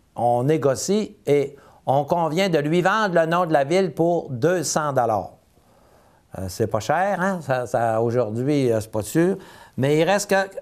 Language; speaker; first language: French; native; French